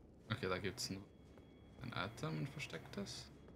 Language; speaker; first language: German; native; German